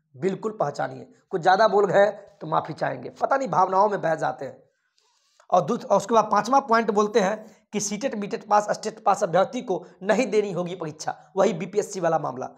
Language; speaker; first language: Hindi; native; Hindi